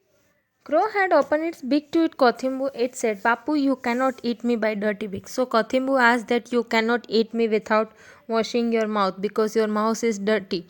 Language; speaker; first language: English; non-native, local second language; Gujarati